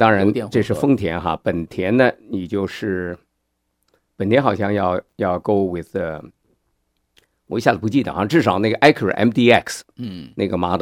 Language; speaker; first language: Chinese; native; Chinese